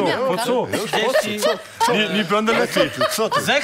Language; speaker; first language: Polish; non-native, learner; German